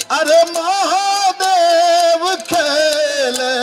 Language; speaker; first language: Hindi; native; Hindi